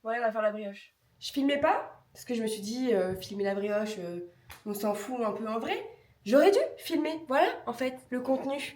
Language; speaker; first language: French; native; French